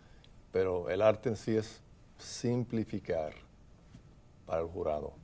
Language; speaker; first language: Spanish; non-native, fluent; English